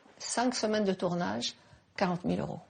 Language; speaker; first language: French; native; French